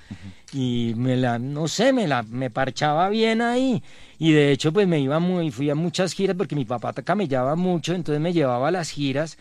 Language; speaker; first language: Spanish; early bilingual, other home language; Czech